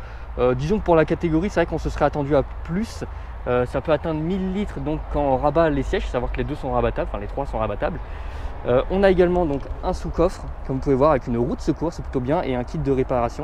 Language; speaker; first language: French; native; French